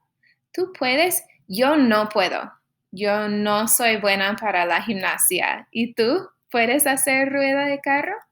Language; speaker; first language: Spanish; non-native, fluent; English